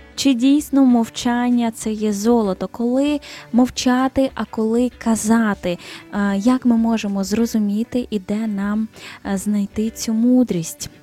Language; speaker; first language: Ukrainian; native; Ukrainian